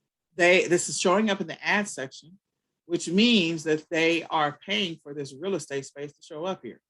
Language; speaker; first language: English; native; English